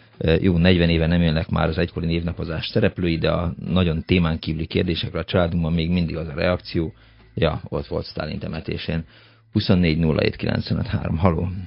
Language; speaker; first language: Hungarian; native; Hungarian